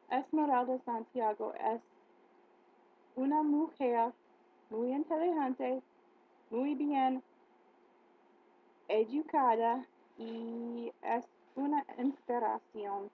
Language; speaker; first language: Spanish; non-native, learner; English